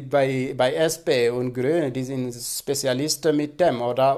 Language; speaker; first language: German; non-native, fluent; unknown